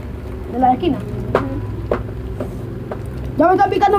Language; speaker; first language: Spanish; native; Spanish